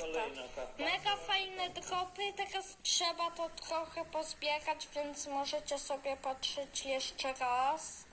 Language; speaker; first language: Polish; native; Polish